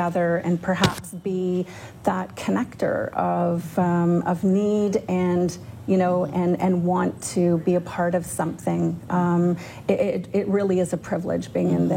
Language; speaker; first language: English; native; English